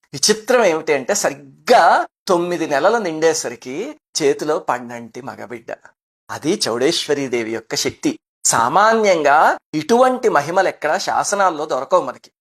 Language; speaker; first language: Telugu; native; Telugu